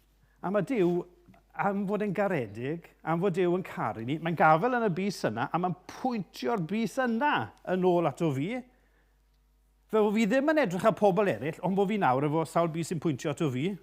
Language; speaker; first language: Welsh; native; Welsh